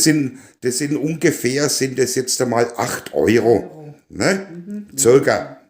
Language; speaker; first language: German; native; German